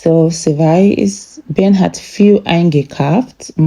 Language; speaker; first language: German; non-native, fluent; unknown